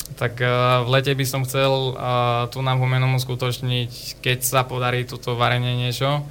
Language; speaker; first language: Slovak; non-native, local second language; Rusyn